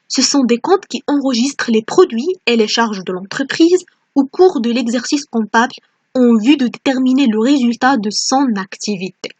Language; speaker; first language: French; non-native, local second language; Arabic